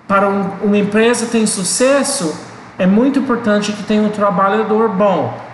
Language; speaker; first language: Portuguese; non-native, learner; English